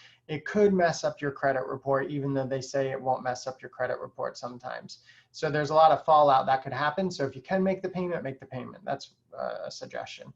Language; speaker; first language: English; native; English